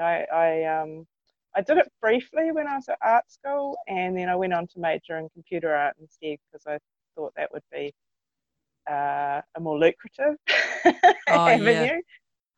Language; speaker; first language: English; native; English